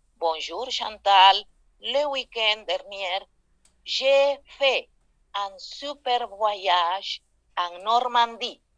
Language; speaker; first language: French; non-native, fluent; Spanish